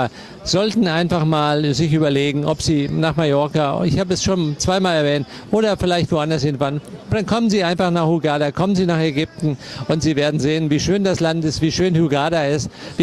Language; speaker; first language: German; native; German